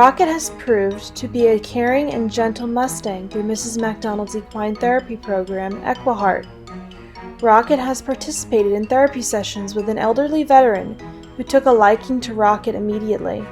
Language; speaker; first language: English; native; English